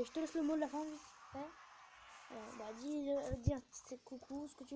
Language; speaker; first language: French; native; French